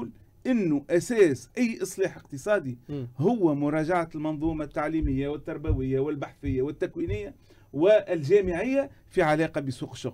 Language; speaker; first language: Arabic; native; Arabic